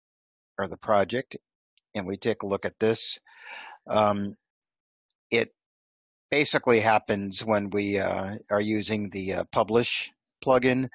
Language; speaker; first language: English; native; English